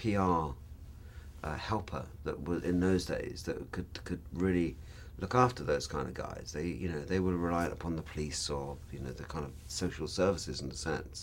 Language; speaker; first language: English; native; English